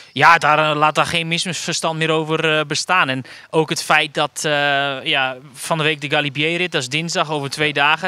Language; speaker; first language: Dutch; native; Dutch